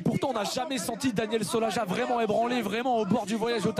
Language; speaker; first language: French; native; French